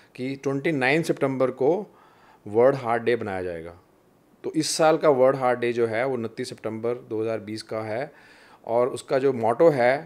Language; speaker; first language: Hindi; non-native, local second language; Punjabi